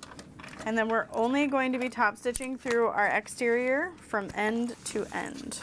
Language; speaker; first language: English; native; English